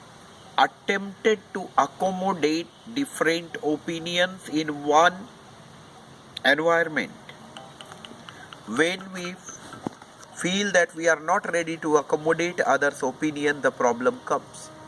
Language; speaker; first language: English; non-native, local second language; Hindi